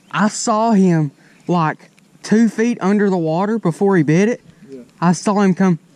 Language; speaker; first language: English; native; English